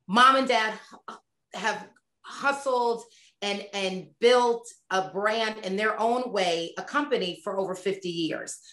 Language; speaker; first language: English; native; English